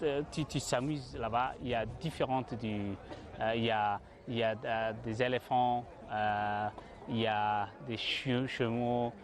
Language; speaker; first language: French; non-native, learner; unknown